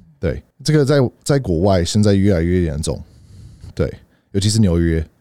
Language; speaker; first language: Chinese; early bilingual, heritage; Chinese